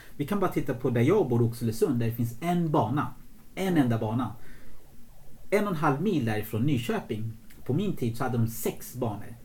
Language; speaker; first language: Swedish; early bilingual, other home language; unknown